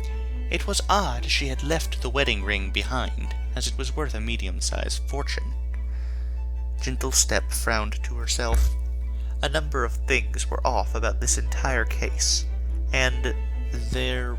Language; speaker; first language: English; native; English